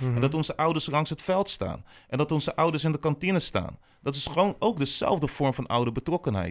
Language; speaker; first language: Dutch; native; Dutch